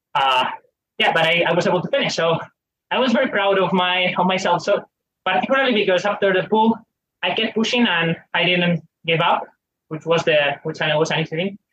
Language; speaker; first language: English; non-native, fluent; Spanish